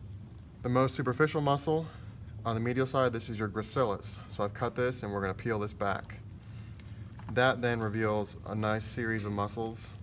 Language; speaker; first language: English; native; English